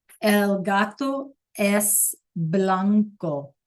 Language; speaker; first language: Spanish; non-native, fluent; English